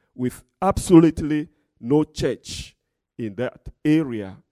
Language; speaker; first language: English; non-native, fluent; Ewe